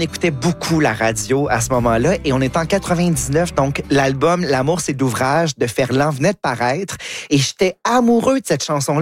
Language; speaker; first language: French; native; French